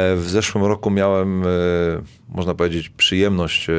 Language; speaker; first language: Polish; native; Polish